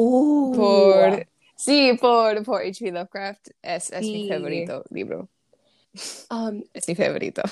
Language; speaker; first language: Spanish; non-native, learner; English